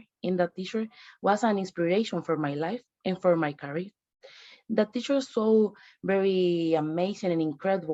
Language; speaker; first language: English; non-native, learner; Spanish